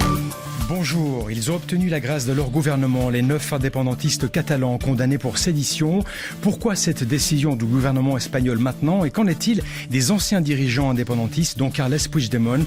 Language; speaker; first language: French; native; French